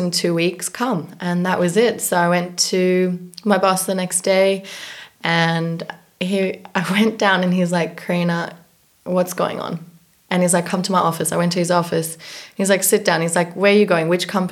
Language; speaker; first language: English; native; English